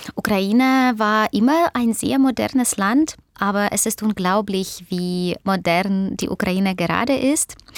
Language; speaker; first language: German; non-native, fluent; Russian